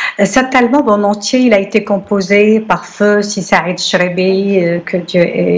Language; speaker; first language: French; non-native, local second language; Arabic